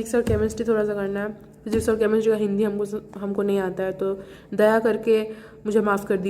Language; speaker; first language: Hindi; non-native, local second language; Bangla